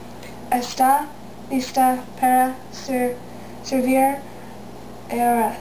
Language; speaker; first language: Spanish; non-native, learner; English